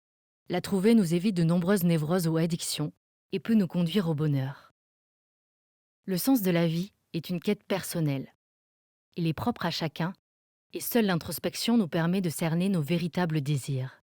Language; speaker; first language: French; native; French